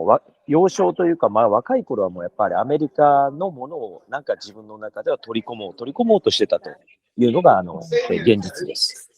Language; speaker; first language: Japanese; native; Japanese